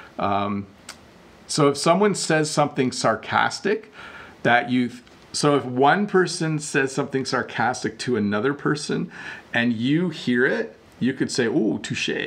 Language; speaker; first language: English; native; English